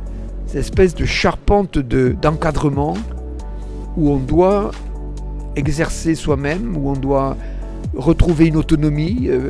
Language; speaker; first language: French; native; French